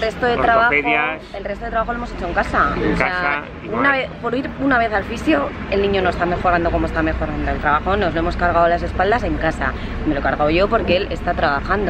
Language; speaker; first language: Spanish; native; Spanish